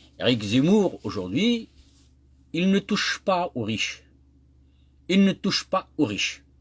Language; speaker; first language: French; non-native, local second language; Kabyle